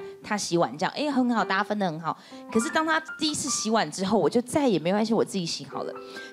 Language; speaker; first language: Chinese; native; Chinese